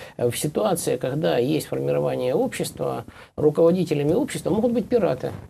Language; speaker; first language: Russian; native; Russian